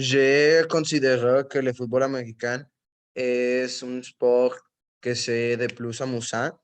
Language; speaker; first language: French; non-native, learner; Spanish